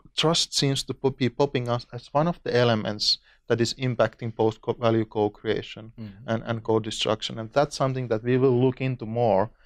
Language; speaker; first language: English; non-native, fluent; Finnish